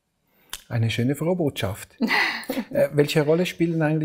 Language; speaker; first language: German; native; German